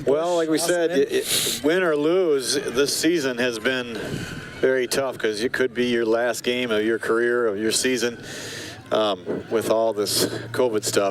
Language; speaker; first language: English; native; English